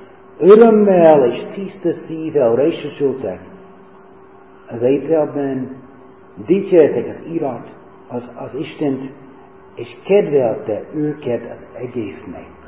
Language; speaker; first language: Hungarian; non-native, learner; English